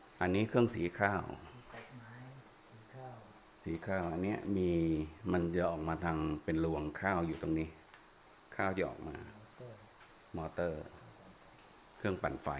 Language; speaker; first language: Thai; native; Thai